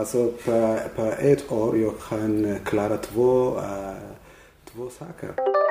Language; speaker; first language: Swedish; non-native, learner; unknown